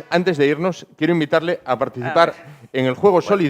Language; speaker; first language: Spanish; native; Spanish